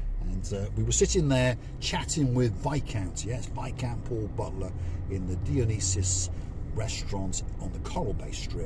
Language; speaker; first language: English; native; English